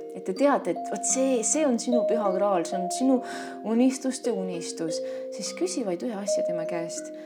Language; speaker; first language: Estonian; non-native, local second language; Russian